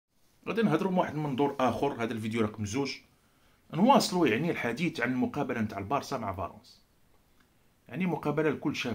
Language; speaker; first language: Arabic; native; Arabic